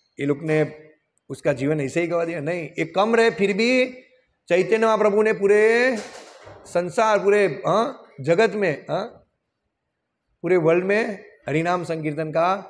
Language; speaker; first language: Hindi; non-native, local second language; Gujarati